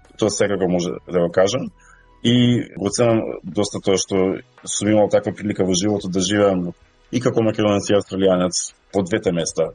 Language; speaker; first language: Macedonian; native; Macedonian